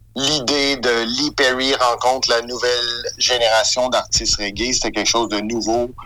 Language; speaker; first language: French; native; French